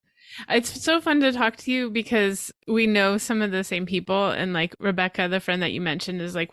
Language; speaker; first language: English; native; English